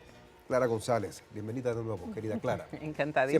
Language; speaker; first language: Spanish; native; Spanish